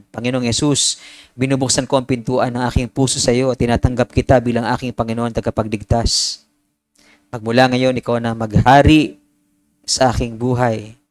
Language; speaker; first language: Filipino; native; Filipino